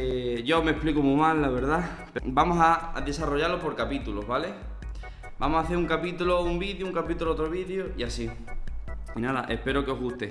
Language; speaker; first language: Spanish; native; Spanish